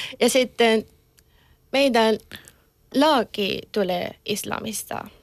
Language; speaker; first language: Finnish; non-native, learner; Persian